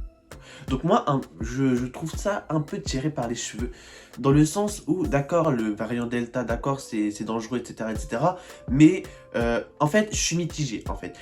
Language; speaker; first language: French; native; French